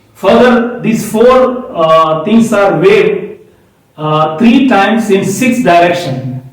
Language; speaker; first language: English; non-native, local second language; Hindi